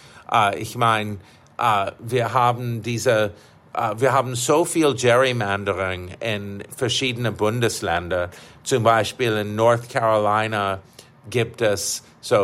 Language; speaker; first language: German; non-native, fluent; English